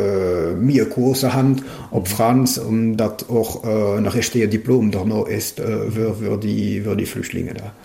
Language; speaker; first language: German; non-native, local second language; French